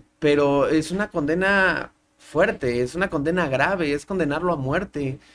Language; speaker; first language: Spanish; native; Spanish